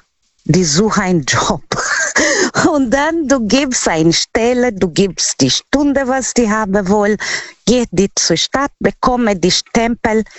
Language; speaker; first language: German; non-native, learner; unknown